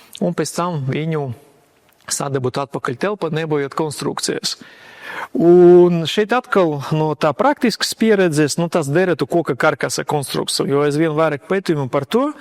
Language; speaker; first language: Latvian; non-native, local second language; Russian